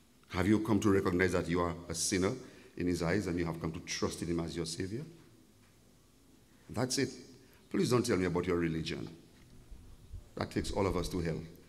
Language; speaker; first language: English; native; English